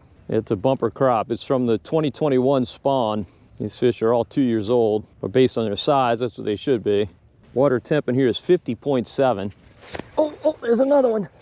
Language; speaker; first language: English; native; English